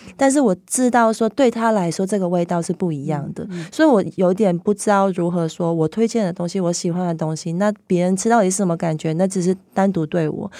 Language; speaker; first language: Chinese; non-native, local second language; Cantonese